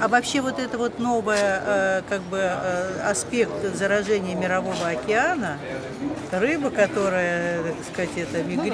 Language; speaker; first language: Russian; native; Russian